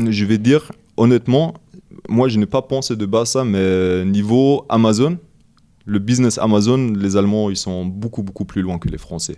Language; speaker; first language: French; non-native, fluent; German